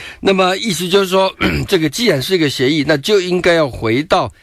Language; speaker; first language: Chinese; native; Chinese